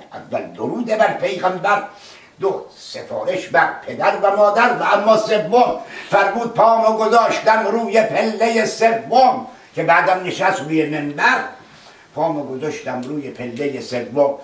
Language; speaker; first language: Persian; native; Persian